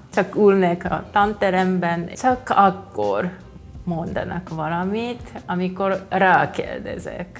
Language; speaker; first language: Hungarian; non-native, fluent; Japanese